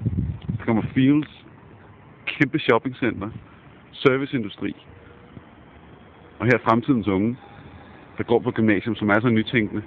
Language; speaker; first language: Danish; native; Danish